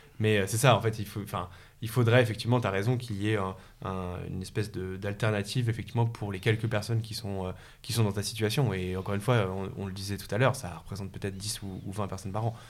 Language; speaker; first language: French; native; French